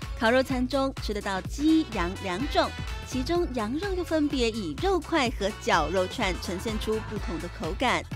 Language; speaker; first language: Chinese; native; Chinese